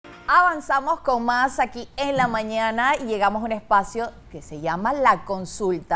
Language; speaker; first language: Spanish; native; Spanish